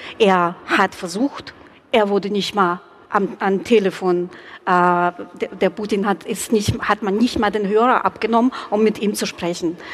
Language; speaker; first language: German; non-native, fluent; Ukrainian